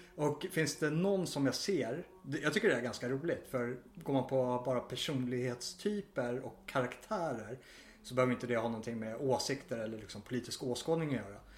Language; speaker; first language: Swedish; native; Swedish